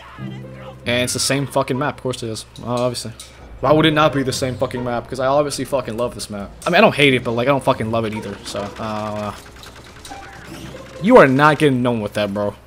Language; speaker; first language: English; native; English